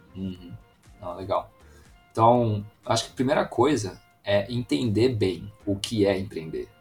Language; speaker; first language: Portuguese; native; Portuguese